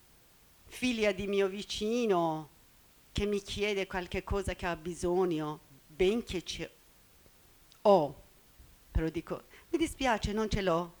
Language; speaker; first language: Italian; non-native, learner; Persian